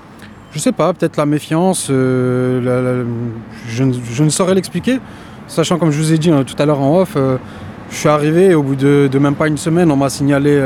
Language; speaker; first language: French; native; French